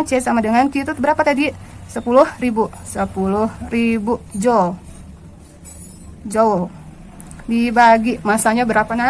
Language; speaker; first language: Indonesian; native; Indonesian